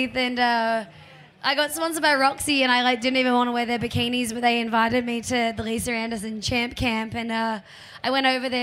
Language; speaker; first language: English; native; English